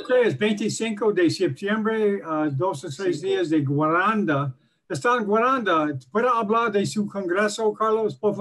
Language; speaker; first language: Spanish; non-native, learner; English